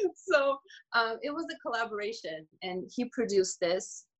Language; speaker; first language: English; early bilingual, other home language; Georgian